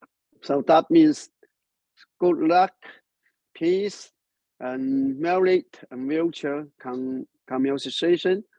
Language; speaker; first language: English; non-native, learner; Chinese